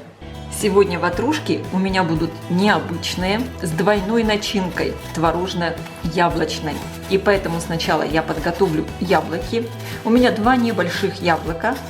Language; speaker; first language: Russian; native; Russian